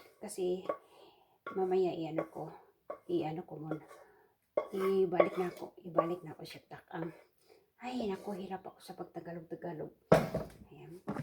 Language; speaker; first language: Filipino; non-native, local second language; Cebuano